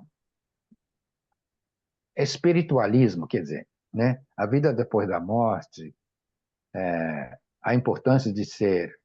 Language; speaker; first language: Portuguese; non-native, fluent; Japanese